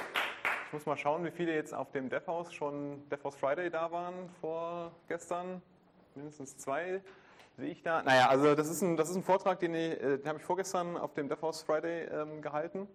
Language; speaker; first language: German; native; German